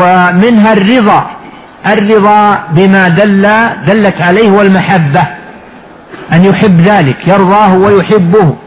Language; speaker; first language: Arabic; native; Arabic